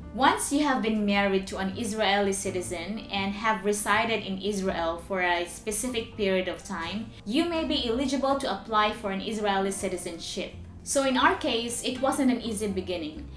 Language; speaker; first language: English; non-native, local second language; Cebuano